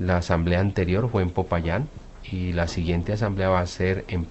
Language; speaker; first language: Spanish; native; Spanish